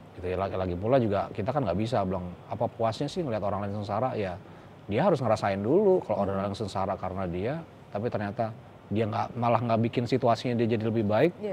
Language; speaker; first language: Indonesian; native; Indonesian